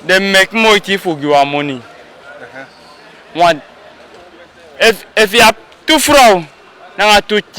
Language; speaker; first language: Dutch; non-native, local second language; Sranan Tongo